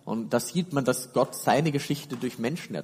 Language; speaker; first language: German; native; German